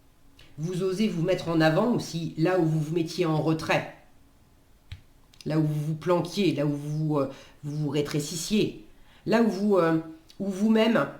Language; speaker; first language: French; native; French